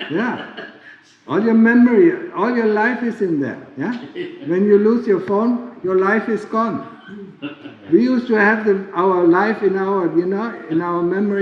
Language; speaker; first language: English; non-native, fluent; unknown